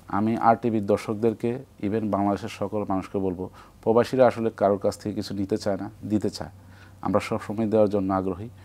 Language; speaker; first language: Bangla; native; Bangla